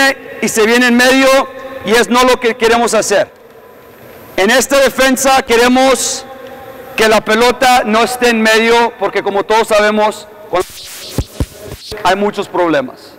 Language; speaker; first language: Spanish; early bilingual, heritage; English